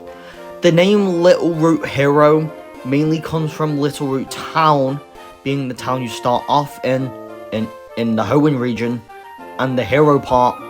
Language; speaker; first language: English; native; English